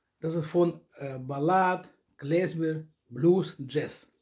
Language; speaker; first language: German; non-native, learner; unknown